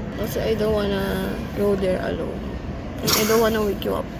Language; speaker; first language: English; non-native, local second language; Filipino